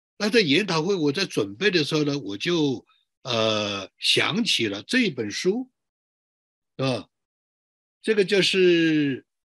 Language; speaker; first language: Chinese; native; Chinese